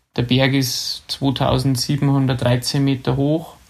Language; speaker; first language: German; native; German